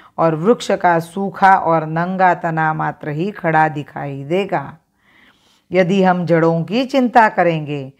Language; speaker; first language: Hindi; non-native, local second language; Marathi